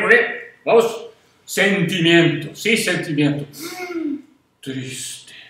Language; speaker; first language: Spanish; non-native, fluent; English